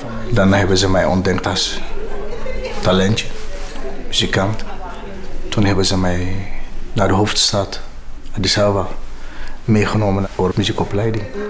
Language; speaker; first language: Dutch; non-native, fluent; Amharic